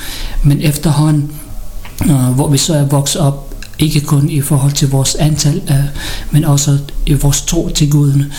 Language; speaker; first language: Danish; non-native, learner; Filipino